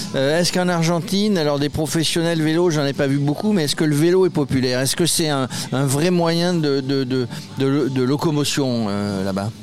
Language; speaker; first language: French; native; French